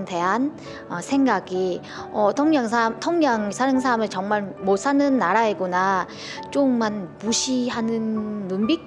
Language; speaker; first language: Korean; non-native, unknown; Vietnamese